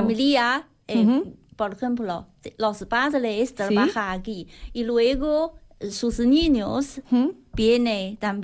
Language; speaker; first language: Spanish; non-native, learner; Chinese